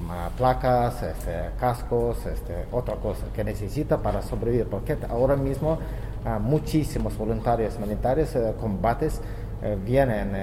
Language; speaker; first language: Spanish; non-native, learner; Ukrainian